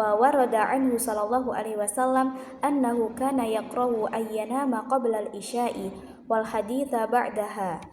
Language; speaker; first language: Arabic; non-native, learner; Indonesian